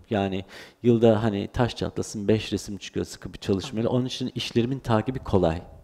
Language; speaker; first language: Turkish; early bilingual, heritage; Turkish